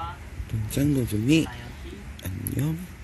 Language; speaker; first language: Japanese; non-native, learner; Korean